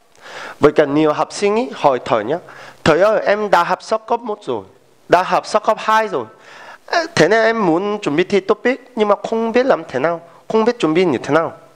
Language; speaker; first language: Vietnamese; non-native, fluent; Korean